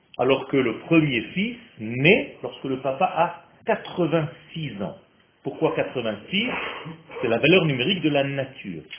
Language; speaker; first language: French; non-native, fluent; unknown